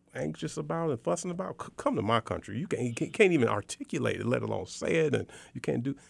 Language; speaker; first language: English; native; English